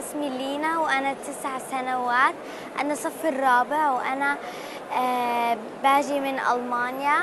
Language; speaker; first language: Arabic; early bilingual, heritage; Arabic